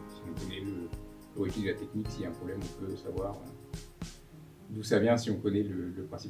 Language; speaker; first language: French; native; French